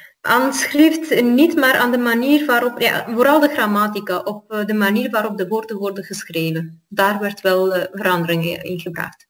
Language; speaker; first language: Dutch; non-native, fluent; Armenian